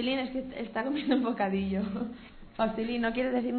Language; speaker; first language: Spanish; native; Spanish